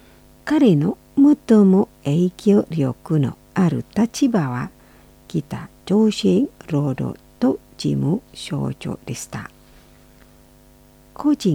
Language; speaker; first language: Japanese; non-native, fluent; Indonesian